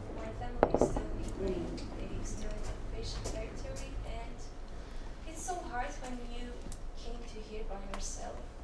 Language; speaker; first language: English; non-native, learner; Ukrainian